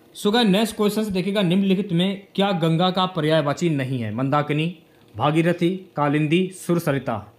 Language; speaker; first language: Hindi; native; Hindi